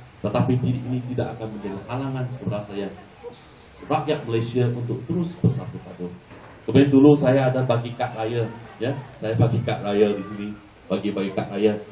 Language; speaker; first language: Malay; non-native, local second language; Chinese